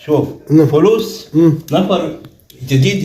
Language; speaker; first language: Arabic; non-native, learner; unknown